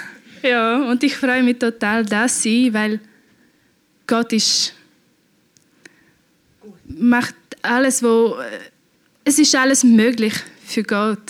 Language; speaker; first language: German; non-native, learner; Portuguese